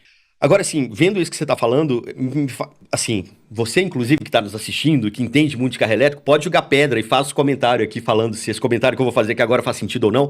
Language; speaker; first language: Portuguese; native; Portuguese